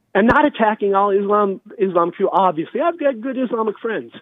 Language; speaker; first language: English; native; English